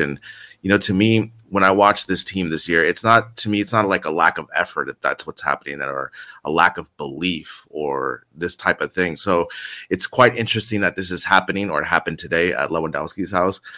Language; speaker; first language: English; native; English